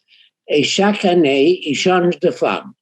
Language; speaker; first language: French; non-native, fluent; English